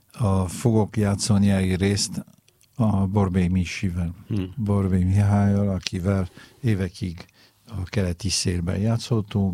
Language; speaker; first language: Hungarian; non-native, fluent; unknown